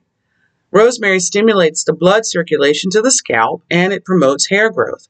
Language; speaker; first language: English; native; English